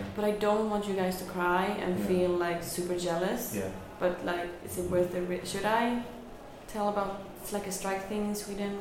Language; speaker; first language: English; non-native, fluent; Swedish